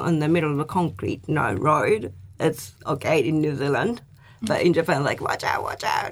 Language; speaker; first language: English; non-native, fluent; Japanese